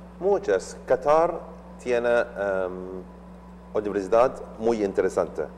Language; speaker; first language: Spanish; non-native, learner; Arabic